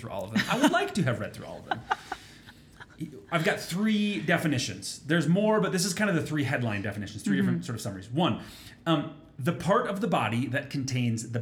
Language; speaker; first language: English; native; English